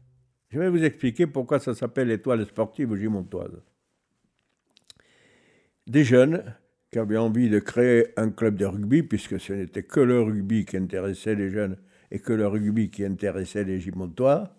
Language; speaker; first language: French; native; French